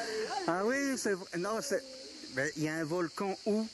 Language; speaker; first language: French; native; French